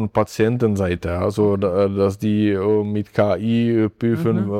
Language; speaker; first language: German; non-native, fluent; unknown